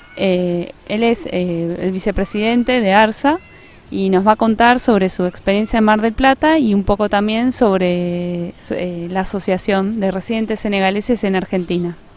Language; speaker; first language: Spanish; native; Spanish